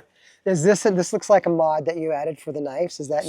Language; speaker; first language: English; native; English